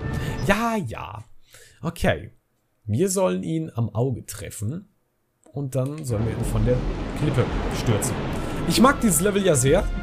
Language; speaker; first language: German; native; German